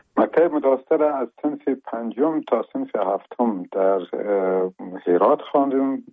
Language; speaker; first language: Persian; non-native, local second language; Pashto